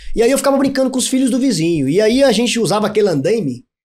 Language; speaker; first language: Portuguese; native; Portuguese